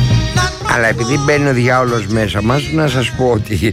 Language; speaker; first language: Greek; native; Greek